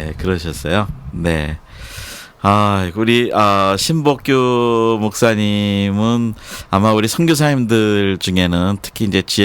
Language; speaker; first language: Korean; native; Korean